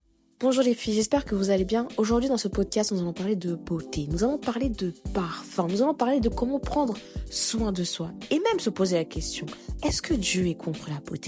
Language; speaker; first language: French; native; French